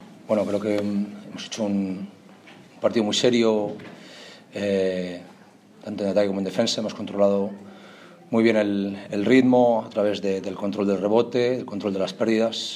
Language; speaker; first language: Spanish; native; Spanish